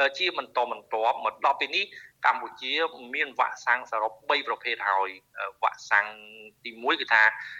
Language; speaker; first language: Khmer; native; Khmer